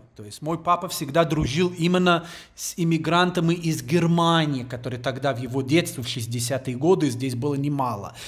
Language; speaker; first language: Russian; non-native, fluent; English